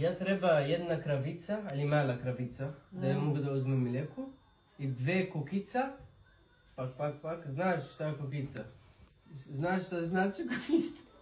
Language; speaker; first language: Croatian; non-native, learner; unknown